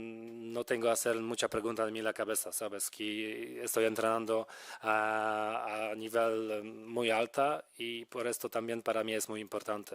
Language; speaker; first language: Spanish; non-native, fluent; Polish